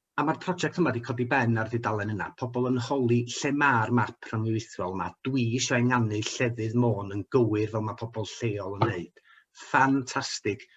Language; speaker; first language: Welsh; native; Welsh